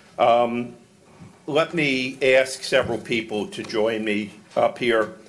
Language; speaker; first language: English; native; English